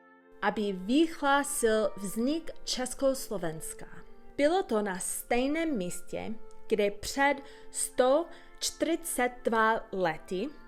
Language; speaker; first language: Czech; non-native, learner; English